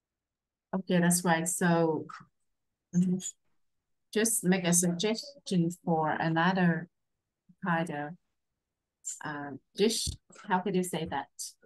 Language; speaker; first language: English; non-native, fluent; Vietnamese